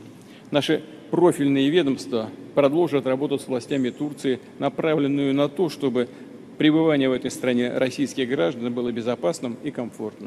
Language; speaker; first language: Russian; native; Russian